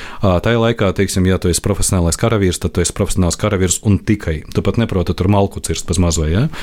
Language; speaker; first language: Latvian; non-native, local second language; Russian